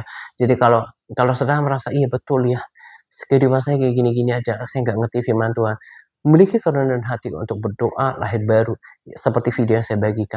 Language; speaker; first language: Indonesian; native; Indonesian